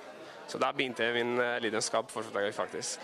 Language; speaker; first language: Norwegian; non-native, fluent; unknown